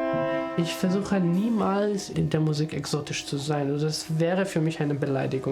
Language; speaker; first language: German; non-native, fluent; Armenian